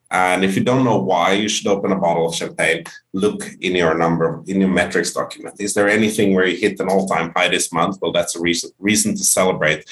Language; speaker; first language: English; non-native, fluent; Finnish